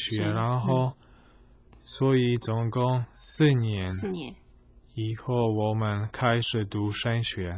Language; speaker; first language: Chinese; non-native, fluent; Polish